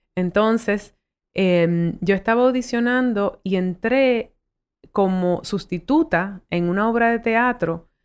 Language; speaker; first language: Spanish; early bilingual, heritage; Spanish